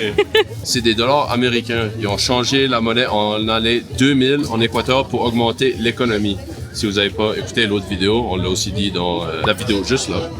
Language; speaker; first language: French; native; French